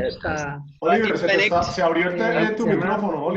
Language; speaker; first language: Spanish; native; Spanish